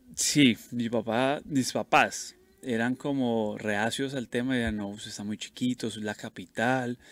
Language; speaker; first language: Spanish; native; Spanish